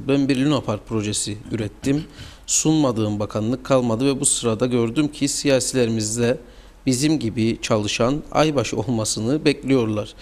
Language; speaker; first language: Turkish; native; Turkish